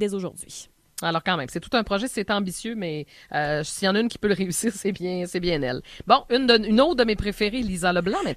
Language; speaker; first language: French; native; French